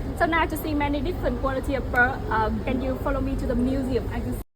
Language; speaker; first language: English; non-native, learner; Vietnamese